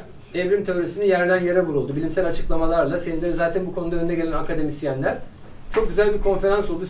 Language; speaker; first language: Turkish; native; Turkish